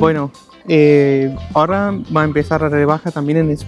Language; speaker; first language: Spanish; non-native, learner; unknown